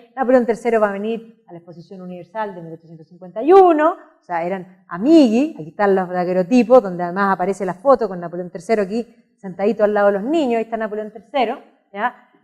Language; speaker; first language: Spanish; native; Spanish